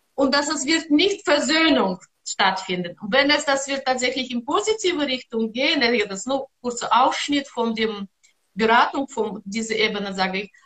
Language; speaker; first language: German; non-native, learner; Russian